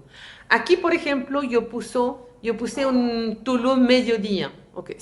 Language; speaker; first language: Spanish; native; Spanish